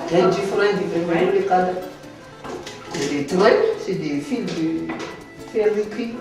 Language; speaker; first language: French; non-native, local second language; Malagasy